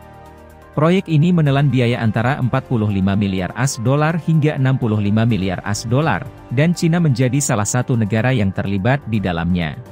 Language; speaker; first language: Indonesian; native; Indonesian